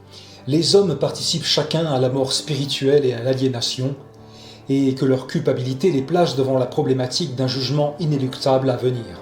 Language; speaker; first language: French; native; French